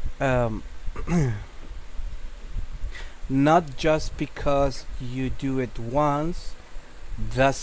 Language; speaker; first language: English; non-native, fluent; Spanish